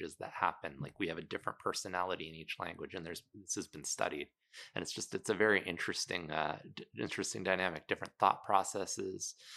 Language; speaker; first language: English; native; English